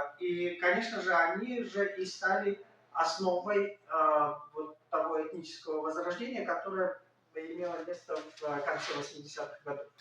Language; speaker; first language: Russian; native; Russian